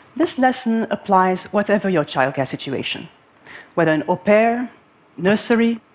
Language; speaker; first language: English; non-native, fluent; Arabic